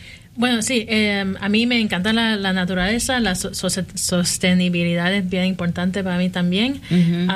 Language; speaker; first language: Spanish; early bilingual, heritage; Spanish